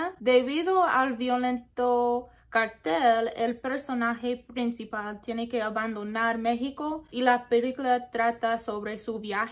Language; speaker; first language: Spanish; non-native, learner; English